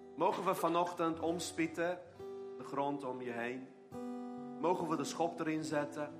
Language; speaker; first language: Dutch; non-native, fluent; Armenian